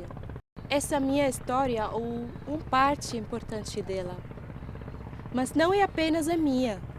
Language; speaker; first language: Portuguese; non-native, fluent; Arabic